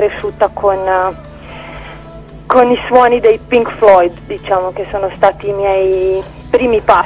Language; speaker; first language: Italian; non-native, fluent; Croatian